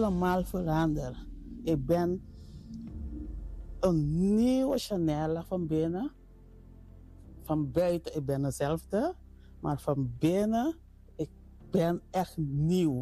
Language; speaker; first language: Dutch; non-native, learner; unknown